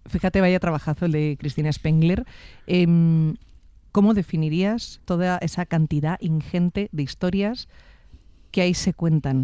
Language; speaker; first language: Spanish; native; Spanish